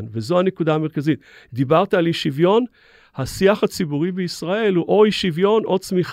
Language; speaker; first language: Hebrew; native; Hebrew